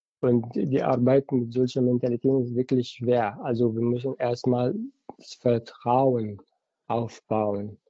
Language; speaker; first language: German; non-native, fluent; Arabic